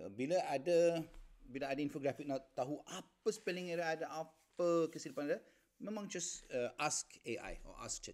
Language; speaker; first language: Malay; non-native, learner; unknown